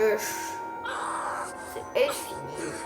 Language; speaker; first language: French; native; French